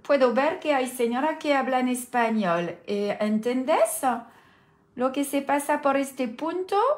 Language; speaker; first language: Spanish; non-native, learner; French